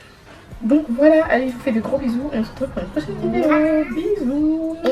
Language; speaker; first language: French; native; French